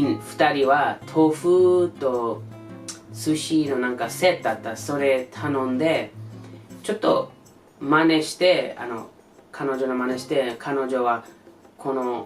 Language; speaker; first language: Japanese; non-native, learner; English